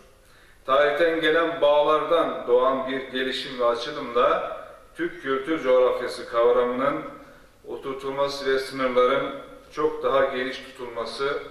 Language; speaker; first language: Turkish; native; Turkish